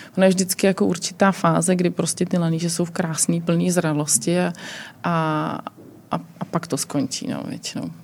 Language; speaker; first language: Czech; native; Czech